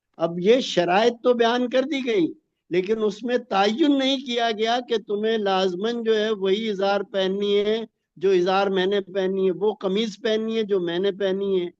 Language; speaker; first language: Urdu; non-native, local second language; Punjabi